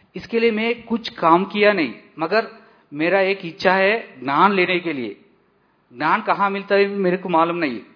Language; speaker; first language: Hindi; non-native, local second language; Telugu